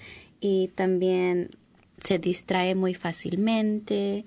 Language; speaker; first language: Spanish; early bilingual, heritage; English